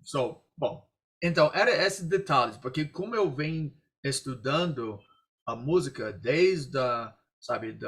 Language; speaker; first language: Portuguese; non-native, fluent; English